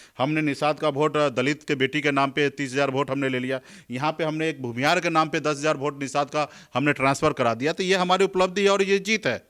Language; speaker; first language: Hindi; native; Hindi